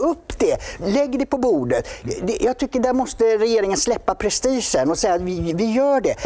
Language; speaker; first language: Swedish; native; Swedish